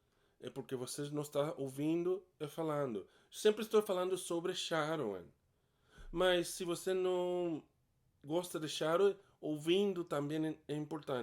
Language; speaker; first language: Portuguese; non-native, learner; English